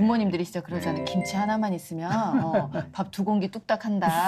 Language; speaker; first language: Korean; native; Korean